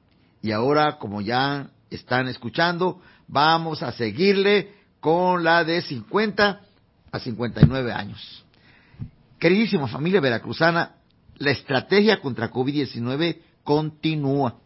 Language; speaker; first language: Spanish; native; Spanish